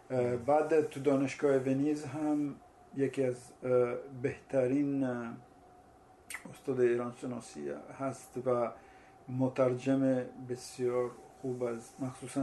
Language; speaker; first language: Persian; non-native, fluent; Italian